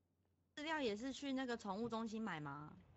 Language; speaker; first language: Chinese; native; Chinese